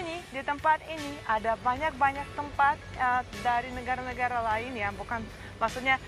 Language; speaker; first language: Indonesian; non-native, fluent; Russian